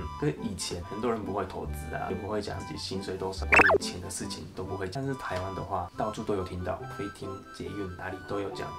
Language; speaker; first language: Chinese; non-native, fluent; Japanese